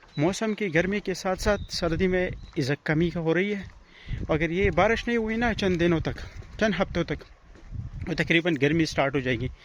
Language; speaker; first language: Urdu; non-native, local second language; Pashto